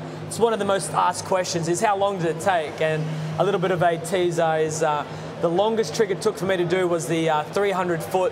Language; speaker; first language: English; native; English